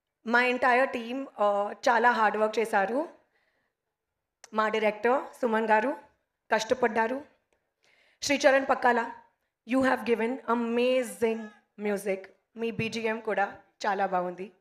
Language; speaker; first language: Telugu; non-native, learner; Hindi